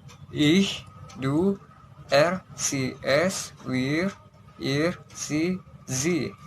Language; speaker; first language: German; non-native, learner; Indonesian